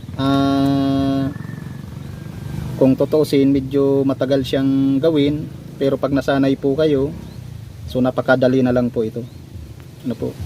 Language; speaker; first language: Filipino; non-native, local second language; Bikol